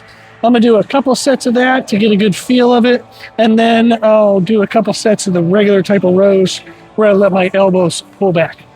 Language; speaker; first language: English; native; English